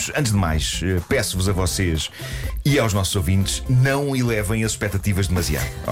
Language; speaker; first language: Portuguese; native; Portuguese